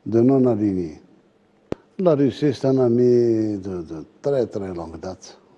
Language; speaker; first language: French; non-native, local second language; Arabic